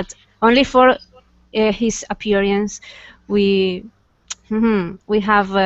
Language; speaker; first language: English; non-native, fluent; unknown